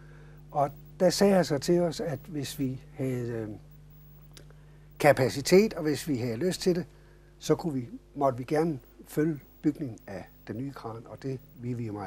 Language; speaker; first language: Danish; native; Danish